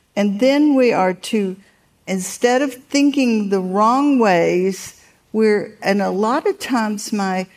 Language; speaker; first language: English; native; English